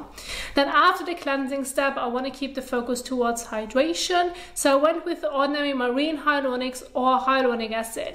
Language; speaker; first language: English; non-native, fluent; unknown